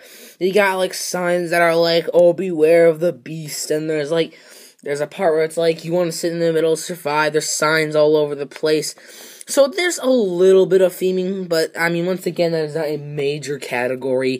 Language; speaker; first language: English; native; English